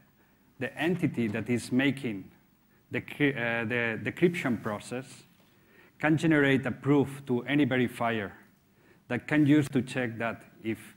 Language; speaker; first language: English; non-native, fluent; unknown